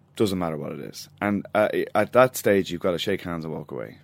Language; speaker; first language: English; native; English